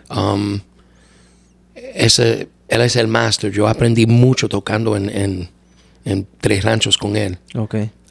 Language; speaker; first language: Spanish; non-native, learner; English